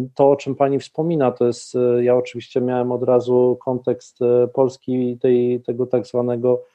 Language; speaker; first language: Polish; native; Polish